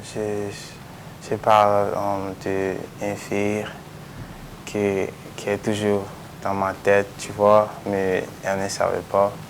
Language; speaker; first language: French; non-native, local second language; English